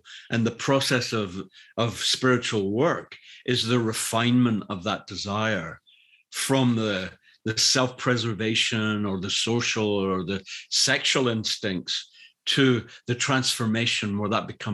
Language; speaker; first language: English; native; English